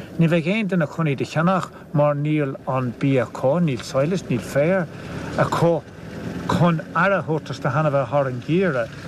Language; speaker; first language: Irish; native; Irish